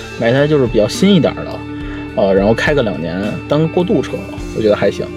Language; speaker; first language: Chinese; native; Chinese